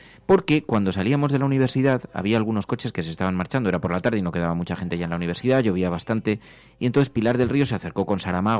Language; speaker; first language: Spanish; native; Spanish